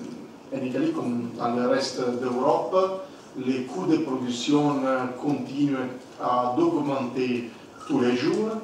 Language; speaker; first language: French; non-native, learner; Italian